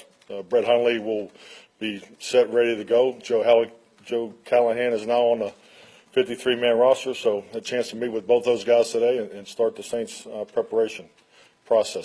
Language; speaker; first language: English; native; English